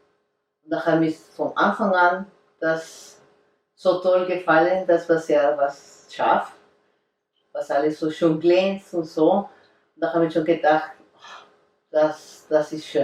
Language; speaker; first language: German; non-native, learner; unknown